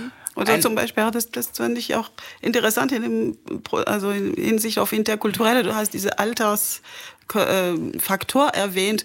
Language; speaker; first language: German; non-native, fluent; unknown